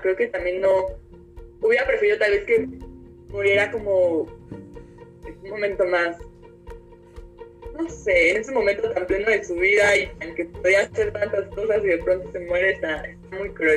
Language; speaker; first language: Spanish; native; Spanish